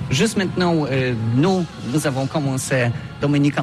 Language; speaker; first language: French; non-native, learner; Polish